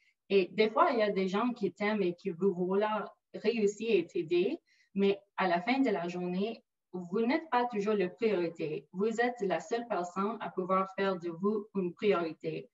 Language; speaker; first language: French; non-native, local second language; English